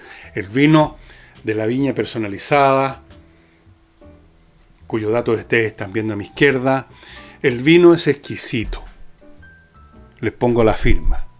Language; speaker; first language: Spanish; native; Spanish